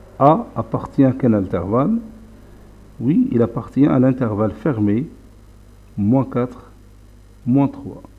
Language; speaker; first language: French; non-native, local second language; Arabic